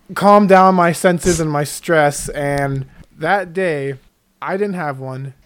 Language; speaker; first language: English; native; English